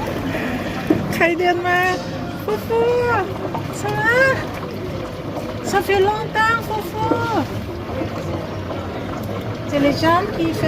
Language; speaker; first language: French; non-native, learner; Thai